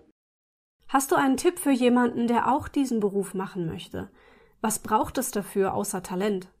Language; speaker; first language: German; native; German